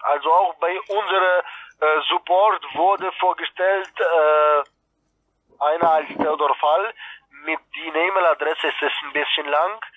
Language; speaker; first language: German; non-native, fluent; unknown